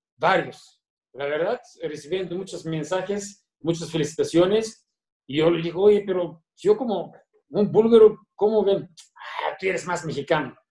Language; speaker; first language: Spanish; non-native, fluent; Bulgarian